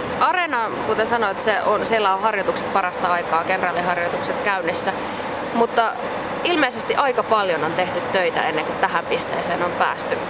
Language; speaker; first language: Finnish; native; Finnish